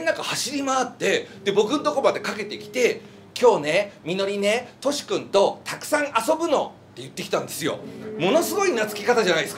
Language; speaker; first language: Japanese; native; Japanese